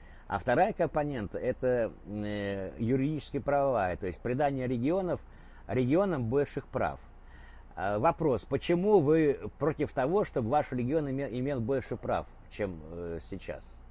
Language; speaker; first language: Russian; native; Russian